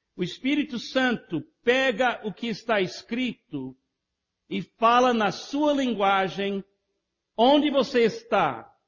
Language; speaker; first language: Portuguese; non-native, fluent; English